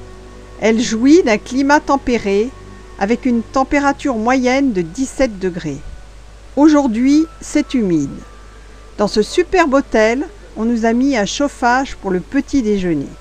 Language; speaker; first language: French; native; French